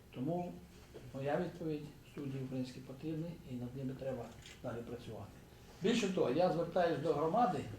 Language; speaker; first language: Ukrainian; native; Ukrainian